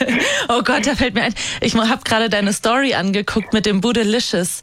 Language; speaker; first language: German; native; German